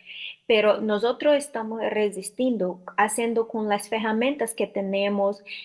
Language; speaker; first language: Spanish; non-native, learner; Portuguese